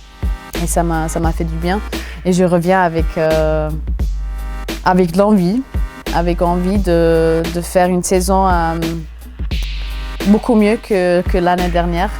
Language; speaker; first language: French; non-native, local second language; German